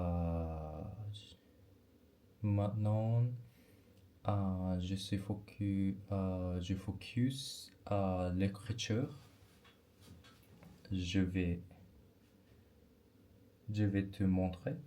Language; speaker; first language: French; non-native, learner; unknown